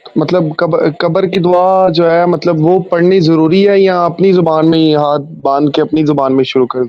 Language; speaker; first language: Urdu; native; Urdu